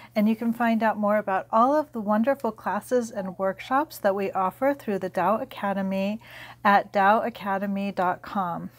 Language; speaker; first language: English; native; English